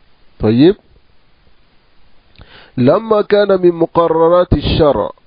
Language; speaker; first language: Arabic; non-native, fluent; French